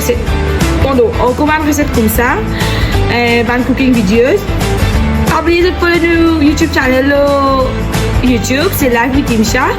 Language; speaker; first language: French; non-native, learner; Hindi